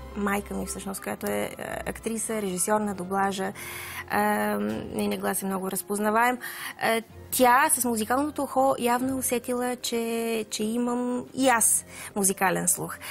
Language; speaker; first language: Bulgarian; native; Bulgarian